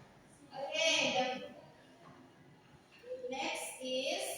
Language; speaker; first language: English; non-native, learner; Indonesian